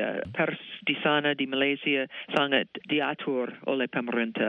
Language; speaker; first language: Indonesian; non-native, fluent; English